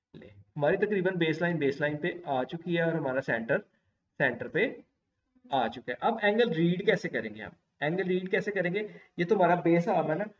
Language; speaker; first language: Urdu; non-native, local second language; Punjabi